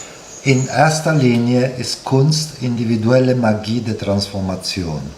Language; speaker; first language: German; non-native, fluent; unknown